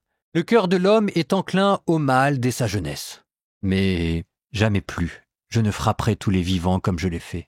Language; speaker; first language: French; native; French